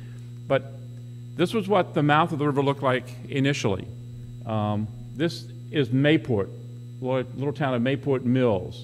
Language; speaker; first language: English; native; English